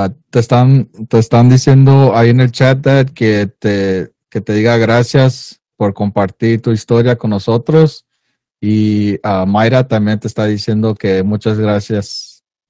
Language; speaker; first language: Spanish; early bilingual, heritage; Spanish